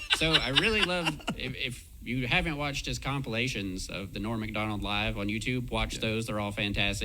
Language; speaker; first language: English; native; English